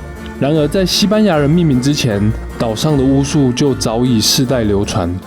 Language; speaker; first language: Chinese; native; Chinese